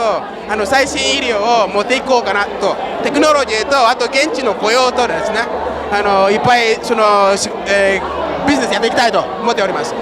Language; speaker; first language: Japanese; non-native, fluent; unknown